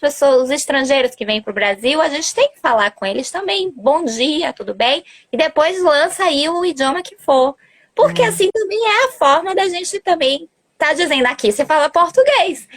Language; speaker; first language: Portuguese; early bilingual, other home language; Spanish